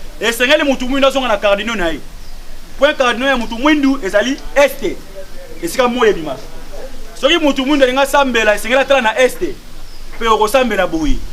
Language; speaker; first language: Lingala; non-native, local second language; Luba-Lulua